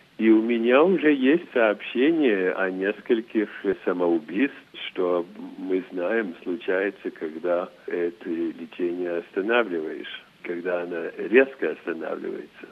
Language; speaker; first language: Russian; early bilingual, heritage; Russian